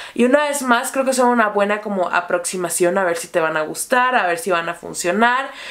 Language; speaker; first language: Spanish; native; Spanish